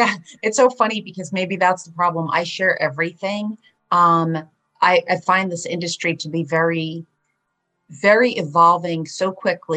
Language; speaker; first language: English; early bilingual, other home language; Polish